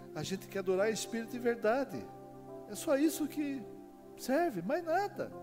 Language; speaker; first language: Portuguese; native; Portuguese